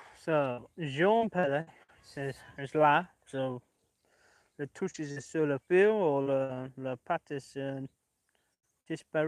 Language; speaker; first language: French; non-native, learner; English